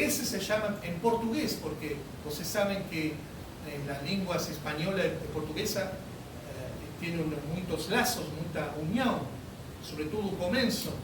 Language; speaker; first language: Spanish; non-native, learner; Portuguese